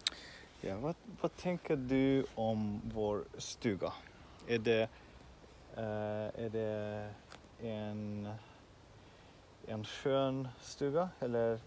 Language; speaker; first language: Swedish; non-native, learner; Finnish